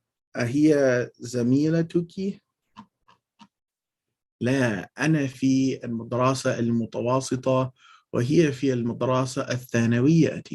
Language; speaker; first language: Arabic; non-native, fluent; English